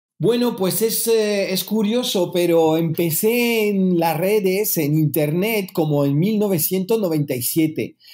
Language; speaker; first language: Spanish; early bilingual, heritage; French